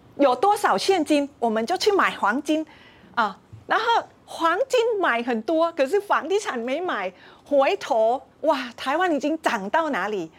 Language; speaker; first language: Chinese; non-native, fluent; Thai